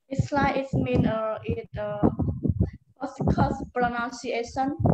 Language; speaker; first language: English; non-native, learner; Khmer